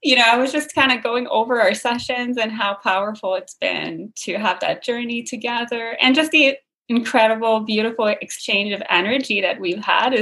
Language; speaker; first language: English; non-native, fluent; French